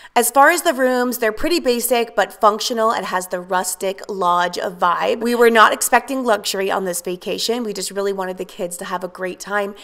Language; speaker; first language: English; native; English